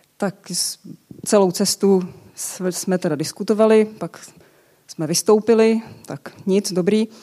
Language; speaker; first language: Czech; native; Czech